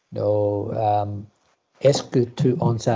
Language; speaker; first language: French; non-native, learner; English